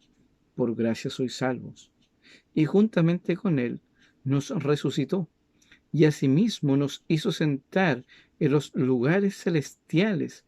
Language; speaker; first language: Spanish; native; Spanish